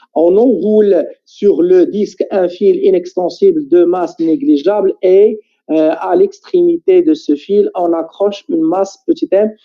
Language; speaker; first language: French; non-native, local second language; Arabic